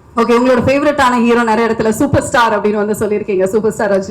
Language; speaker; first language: Tamil; native; Tamil